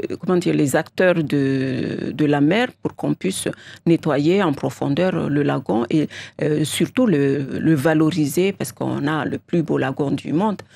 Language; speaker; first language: French; non-native, local second language; Comorian